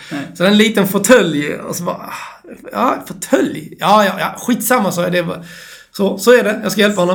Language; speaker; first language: Swedish; native; Swedish